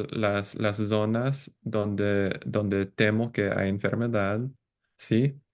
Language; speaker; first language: Spanish; non-native, fluent; English